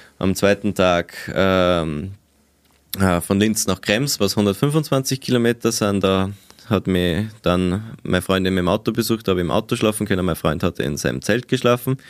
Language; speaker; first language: German; native; German